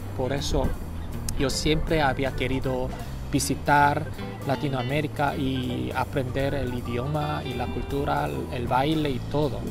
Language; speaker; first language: Spanish; non-native, fluent; Korean